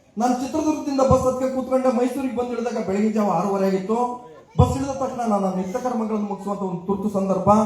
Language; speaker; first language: Kannada; native; Kannada